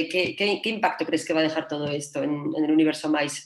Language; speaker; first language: Spanish; native; Spanish